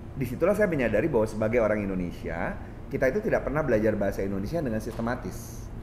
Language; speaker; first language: Indonesian; native; Indonesian